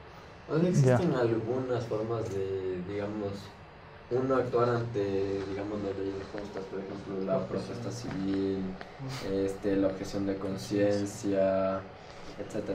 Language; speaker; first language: Spanish; native; Spanish